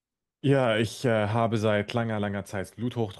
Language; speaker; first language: German; non-native, fluent; Arabic